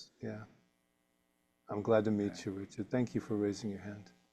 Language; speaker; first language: English; native; English